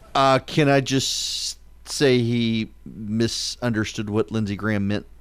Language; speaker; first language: English; native; English